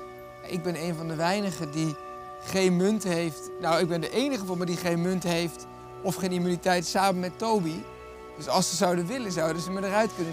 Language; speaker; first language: Dutch; native; Dutch